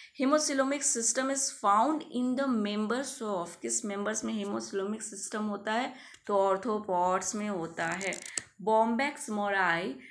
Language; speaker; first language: Hindi; native; Hindi